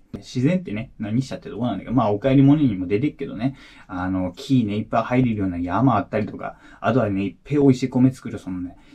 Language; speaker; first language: Japanese; native; Japanese